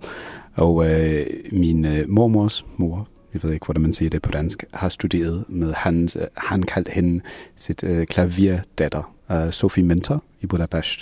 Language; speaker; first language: Danish; non-native, fluent; English